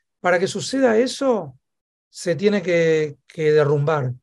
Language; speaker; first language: Spanish; native; Spanish